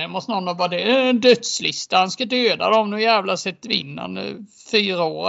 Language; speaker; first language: Swedish; native; Swedish